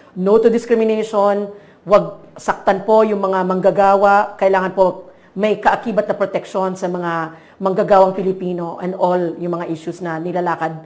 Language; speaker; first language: Filipino; non-native, local second language; Maranao